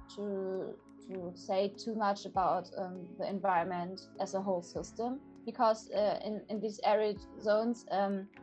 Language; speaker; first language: English; non-native, fluent; German